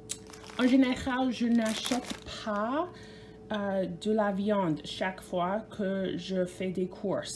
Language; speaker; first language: French; non-native, fluent; English